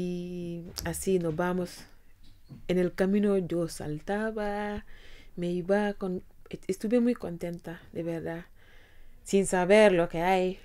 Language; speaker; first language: Spanish; non-native, fluent; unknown